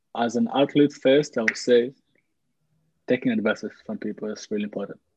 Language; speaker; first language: English; early bilingual, other home language; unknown